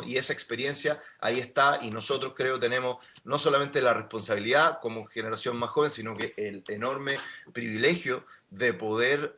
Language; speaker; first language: Spanish; native; Spanish